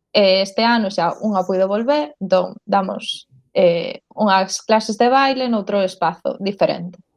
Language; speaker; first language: Galician; non-native, local second language; Spanish